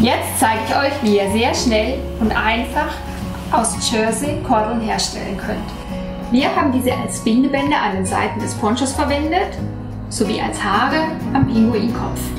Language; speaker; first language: German; native; German